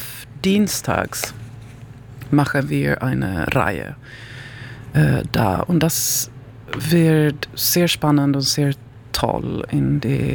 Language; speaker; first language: German; non-native, learner; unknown